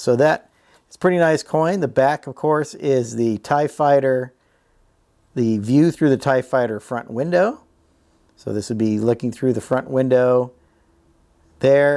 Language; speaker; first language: English; native; English